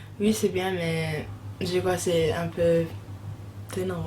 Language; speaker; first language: French; early bilingual, heritage; English